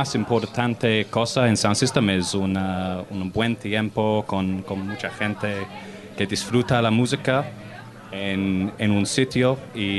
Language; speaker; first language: Spanish; non-native, learner; English